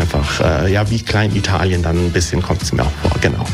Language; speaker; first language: German; early bilingual, other home language; Italian